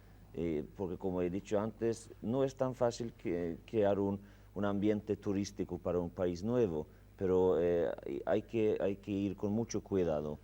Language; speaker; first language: Spanish; non-native, fluent; Swedish